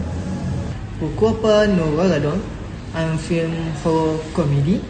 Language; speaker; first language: French; non-native, learner; Malay